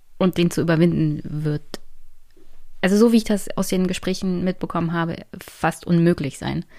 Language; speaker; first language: German; native; German